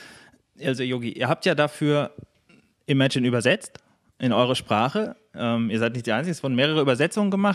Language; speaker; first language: German; native; German